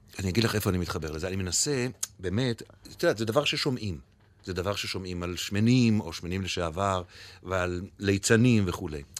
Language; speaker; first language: Hebrew; native; Hebrew